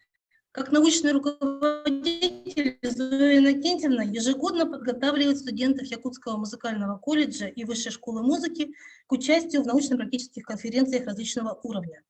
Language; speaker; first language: Russian; native; Russian